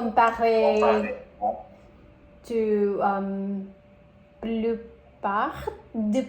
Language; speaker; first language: English; non-native, learner; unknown